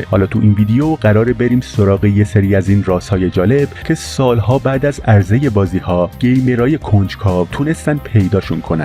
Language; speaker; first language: Persian; native; Persian